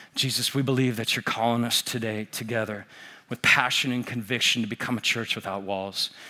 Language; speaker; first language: English; native; English